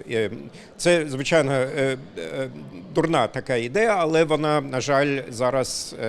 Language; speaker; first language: Ukrainian; non-native, fluent; German